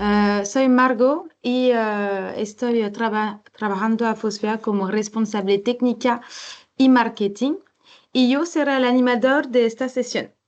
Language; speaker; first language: Spanish; non-native, learner; French